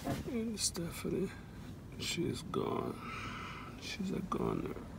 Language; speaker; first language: English; non-native, fluent; Portuguese